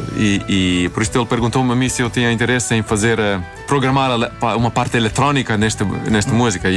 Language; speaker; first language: Portuguese; non-native, fluent; Swedish